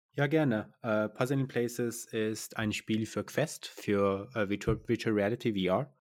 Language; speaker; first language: German; non-native, fluent; Persian